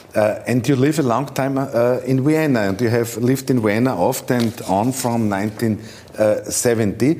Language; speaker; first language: English; non-native, learner; German